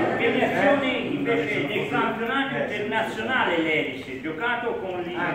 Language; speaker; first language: Italian; native; Italian